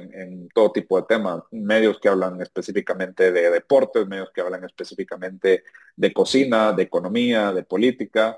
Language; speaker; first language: Spanish; native; Spanish